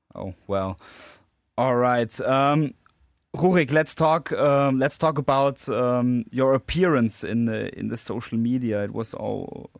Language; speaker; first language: English; non-native, fluent; German